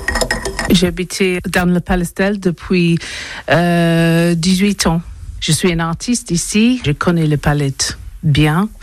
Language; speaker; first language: French; non-native, learner; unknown